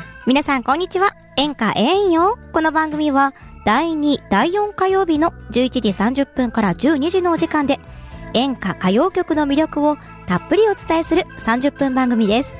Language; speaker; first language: Japanese; native; Japanese